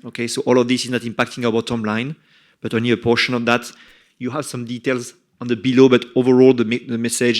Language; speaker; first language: English; non-native, fluent; French